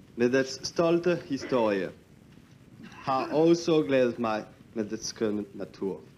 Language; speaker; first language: Danish; non-native, fluent; French